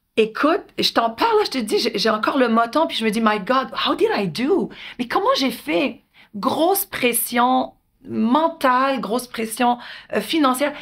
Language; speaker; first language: French; native; French